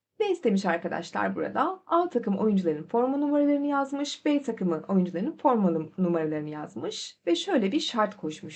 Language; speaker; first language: Turkish; native; Turkish